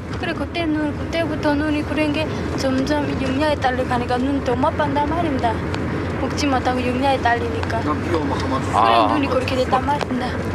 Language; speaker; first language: Korean; non-native, local second language; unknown